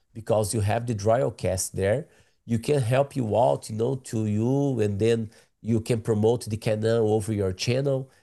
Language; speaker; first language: English; non-native, learner; Portuguese